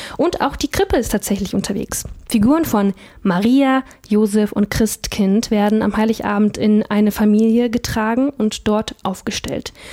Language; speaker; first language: German; early bilingual, other home language; Russian